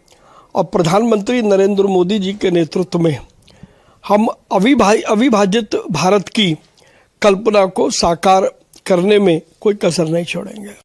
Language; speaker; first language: Hindi; native; Hindi